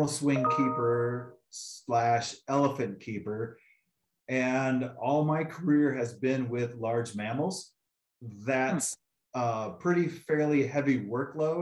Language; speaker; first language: English; native; English